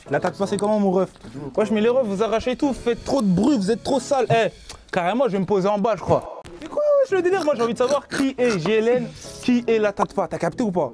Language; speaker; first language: French; native; French